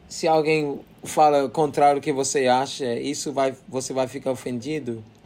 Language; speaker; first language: Portuguese; non-native, learner; English